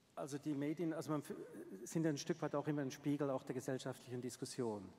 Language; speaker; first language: German; native; German